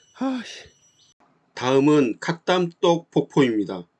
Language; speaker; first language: Korean; native; Korean